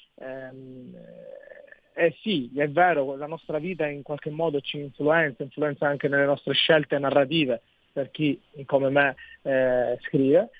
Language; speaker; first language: Italian; native; Italian